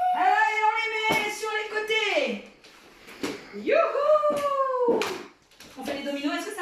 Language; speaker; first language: French; native; French